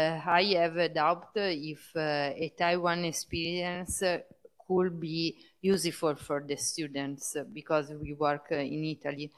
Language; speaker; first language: English; non-native, fluent; Italian